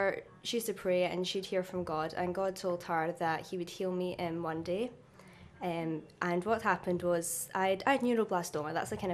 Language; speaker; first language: English; native; English